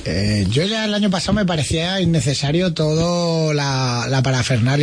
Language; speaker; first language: Spanish; native; Spanish